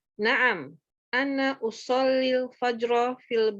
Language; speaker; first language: Arabic; non-native, learner; Indonesian